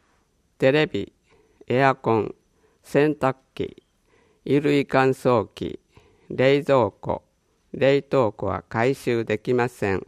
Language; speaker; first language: Japanese; native; Japanese